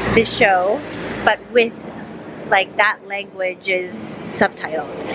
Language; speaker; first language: English; native; English